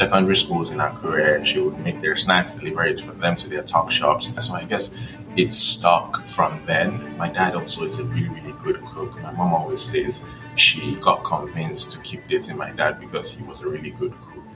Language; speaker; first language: English; non-native, local second language; Yoruba